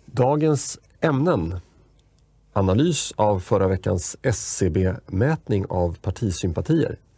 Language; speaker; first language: Swedish; native; Swedish